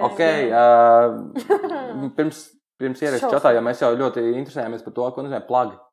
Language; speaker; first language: Latvian; non-native, local second language; Russian